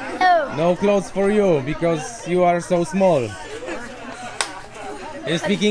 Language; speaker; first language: English; non-native, learner; Polish